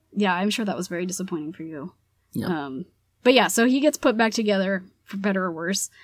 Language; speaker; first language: English; early bilingual, other home language; Spanish